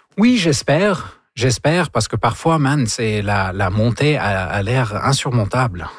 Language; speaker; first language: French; non-native, local second language; Arabic